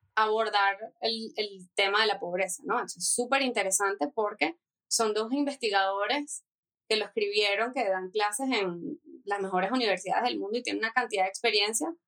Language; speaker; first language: Spanish; native; Spanish